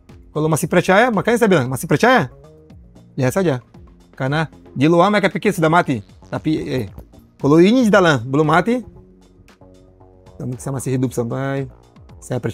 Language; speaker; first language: Indonesian; non-native, learner; Portuguese